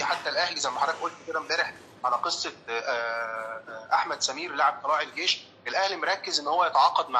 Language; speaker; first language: Arabic; native; Arabic